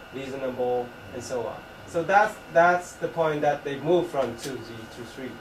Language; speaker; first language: English; non-native, fluent; Japanese